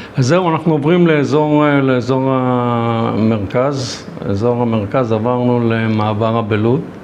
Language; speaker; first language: Hebrew; early bilingual, other home language; Polish